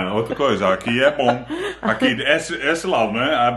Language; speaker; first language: Portuguese; non-native, learner; Dutch